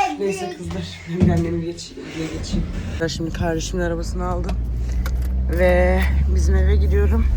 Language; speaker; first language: Turkish; early bilingual, heritage; Turkish